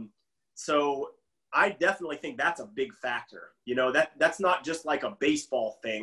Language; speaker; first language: English; native; English